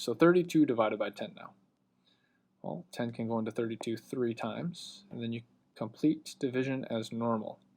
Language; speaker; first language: English; native; English